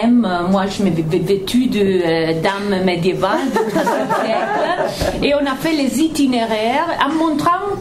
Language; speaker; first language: French; non-native, fluent; Italian